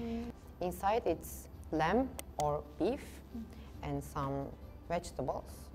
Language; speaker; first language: English; non-native, fluent; Turkish